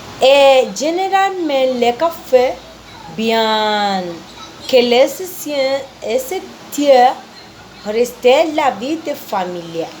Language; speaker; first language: French; non-native, learner; Spanish